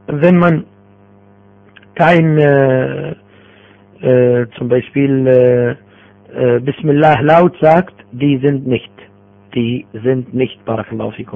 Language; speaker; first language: German; non-native, fluent; Arabic